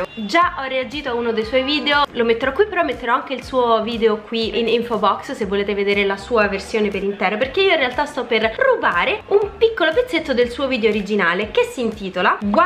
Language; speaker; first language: Italian; native; Italian